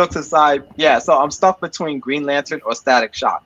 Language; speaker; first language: English; native; English